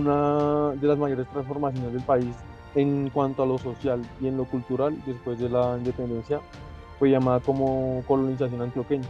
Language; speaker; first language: Spanish; native; Spanish